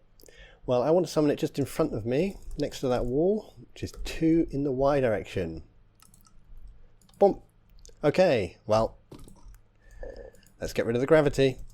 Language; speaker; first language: English; native; English